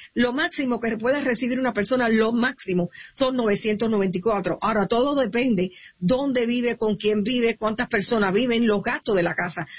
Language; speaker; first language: Spanish; early bilingual, heritage; Spanish